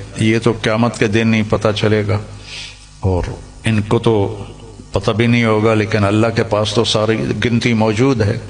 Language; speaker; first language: Urdu; non-native, local second language; Punjabi